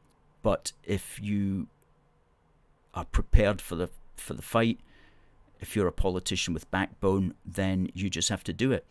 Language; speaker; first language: English; native; English